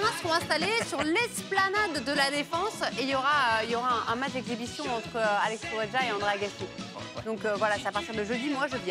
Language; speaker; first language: French; native; French